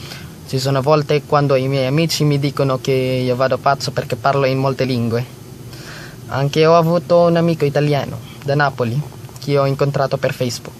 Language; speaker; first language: Italian; non-native, learner; Filipino